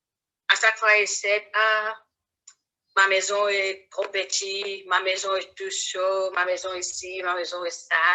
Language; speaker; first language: French; non-native, learner; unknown